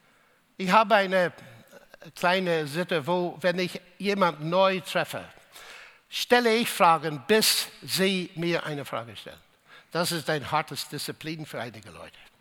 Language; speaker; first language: German; non-native, fluent; English